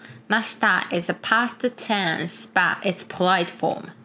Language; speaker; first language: English; non-native, fluent; Japanese